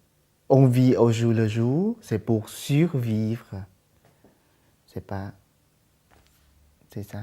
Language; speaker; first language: French; non-native, fluent; Thai